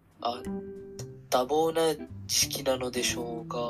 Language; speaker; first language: Japanese; non-native, learner; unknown